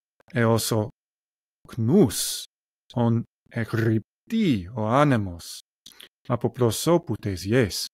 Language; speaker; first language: Greek; non-native, learner; English